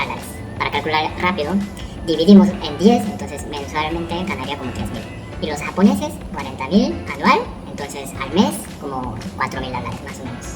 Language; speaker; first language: Spanish; non-native, learner; Korean